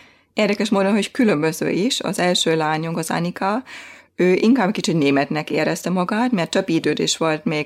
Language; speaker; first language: Hungarian; non-native, fluent; German